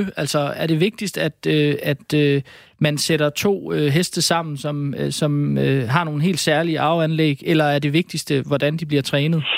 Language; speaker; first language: Danish; native; Danish